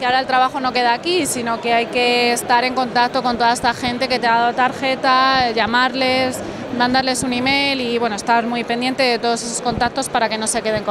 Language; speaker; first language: Spanish; native; Spanish